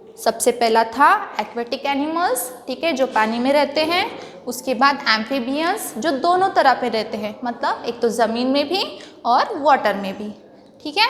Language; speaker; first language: Hindi; non-native, local second language; Marathi